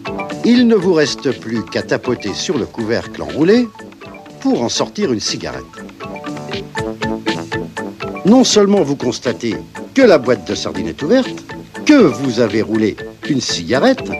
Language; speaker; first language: French; native; French